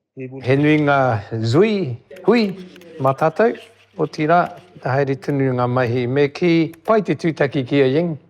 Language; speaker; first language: Māori; non-native, local second language; Cantonese